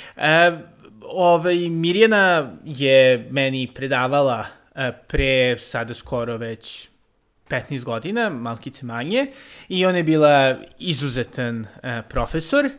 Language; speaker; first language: Serbian; native; Serbian